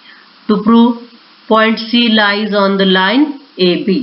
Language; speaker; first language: English; non-native, local second language; Marathi